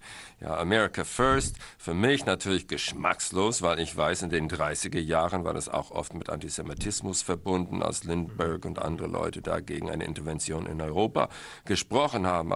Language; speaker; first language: German; non-native, fluent; English